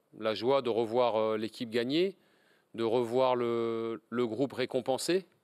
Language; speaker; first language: French; native; French